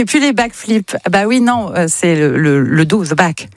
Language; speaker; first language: French; native; French